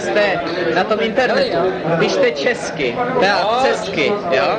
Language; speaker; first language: Czech; native; Czech